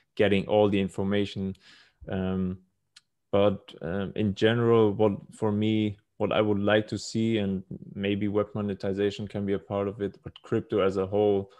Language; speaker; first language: English; non-native, fluent; German